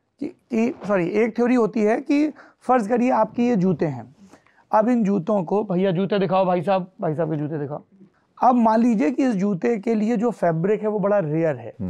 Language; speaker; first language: Hindi; native; Hindi